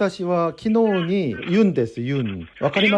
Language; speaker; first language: Japanese; non-native, learner; Korean